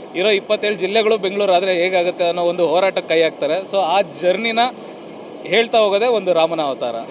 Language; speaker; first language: Kannada; native; Kannada